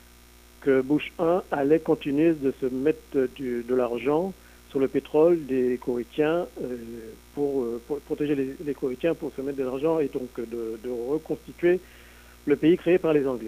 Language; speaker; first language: French; native; French